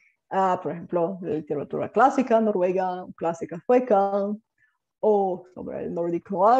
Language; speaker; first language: Spanish; non-native, fluent; Bulgarian